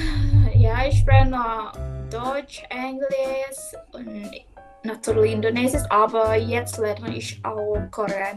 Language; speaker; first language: German; non-native, fluent; Indonesian